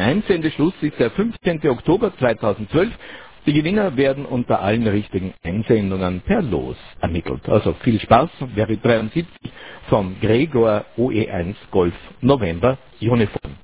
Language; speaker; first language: German; native; German